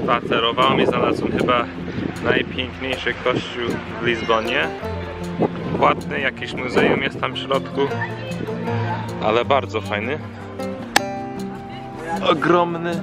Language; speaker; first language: Polish; non-native, learner; English